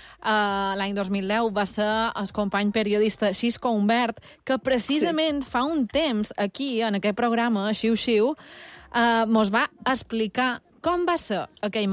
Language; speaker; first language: Catalan; native; Catalan